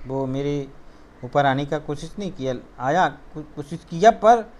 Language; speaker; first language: Hindi; non-native, local second language; Marathi